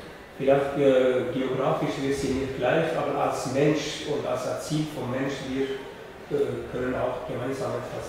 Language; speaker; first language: German; non-native, fluent; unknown